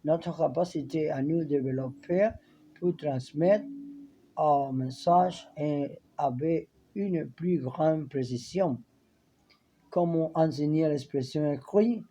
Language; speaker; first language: French; non-native, learner; Spanish